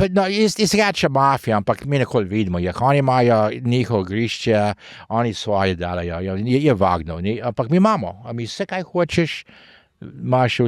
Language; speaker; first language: Slovenian; early bilingual, heritage; Slovenian